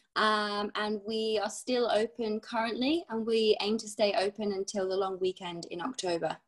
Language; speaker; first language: English; native; English